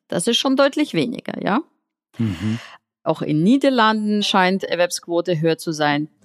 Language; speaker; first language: German; non-native, fluent; Russian